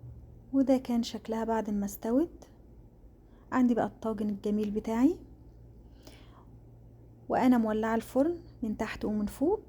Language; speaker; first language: Arabic; native; Arabic